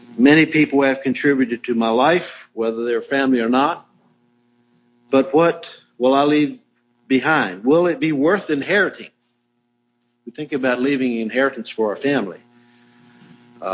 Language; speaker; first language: English; native; English